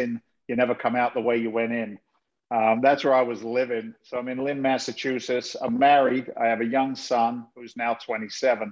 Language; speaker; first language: English; native; English